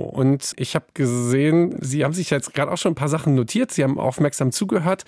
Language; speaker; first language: German; native; German